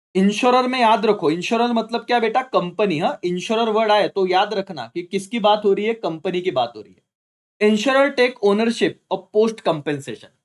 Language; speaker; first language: Hindi; non-native, local second language; Marathi